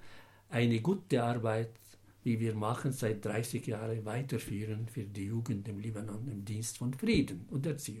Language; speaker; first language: German; non-native, fluent; Arabic